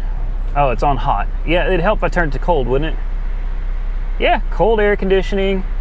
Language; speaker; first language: English; native; English